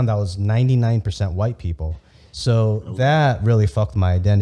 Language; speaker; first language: English; early bilingual, other home language; Vietnamese